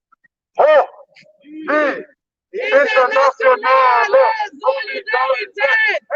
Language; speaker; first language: German; non-native, fluent; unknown